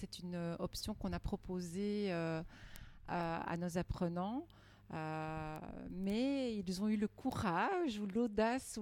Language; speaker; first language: French; native; French